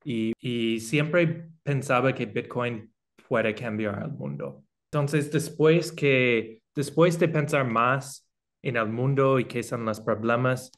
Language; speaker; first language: Spanish; non-native, fluent; English